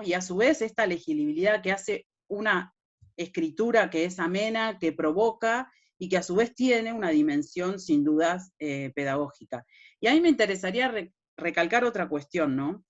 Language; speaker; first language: Spanish; native; Spanish